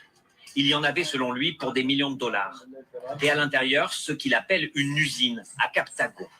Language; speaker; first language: French; native; French